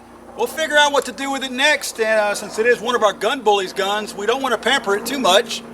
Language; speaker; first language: English; native; English